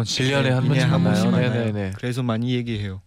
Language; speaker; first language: Korean; non-native, learner; Chinese